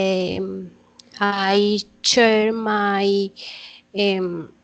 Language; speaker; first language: English; non-native, learner; Spanish